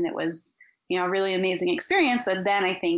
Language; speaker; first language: English; native; English